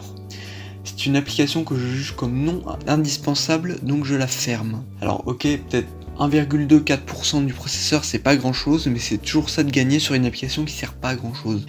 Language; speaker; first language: French; native; French